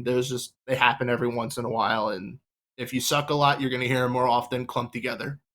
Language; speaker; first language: English; native; English